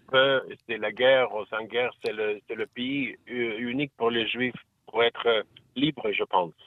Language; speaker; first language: French; non-native, learner; Russian